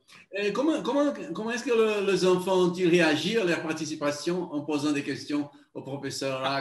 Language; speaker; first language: French; non-native, learner; Portuguese